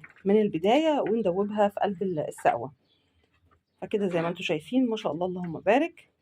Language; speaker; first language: Arabic; native; Arabic